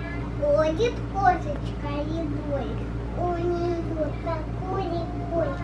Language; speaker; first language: Russian; early bilingual, heritage; Russian